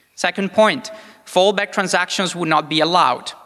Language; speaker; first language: English; non-native, fluent; Italian